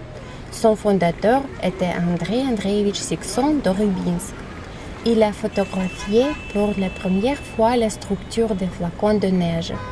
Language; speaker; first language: French; non-native, fluent; Russian